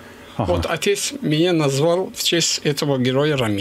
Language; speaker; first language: Russian; non-native, local second language; Azerbaijani